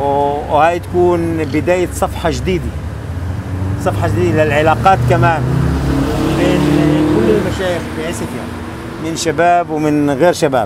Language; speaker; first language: Arabic; native; Arabic